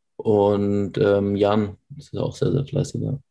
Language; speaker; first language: German; native; German